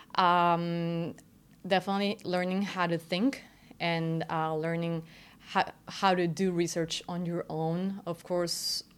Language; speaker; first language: English; non-native, fluent; Spanish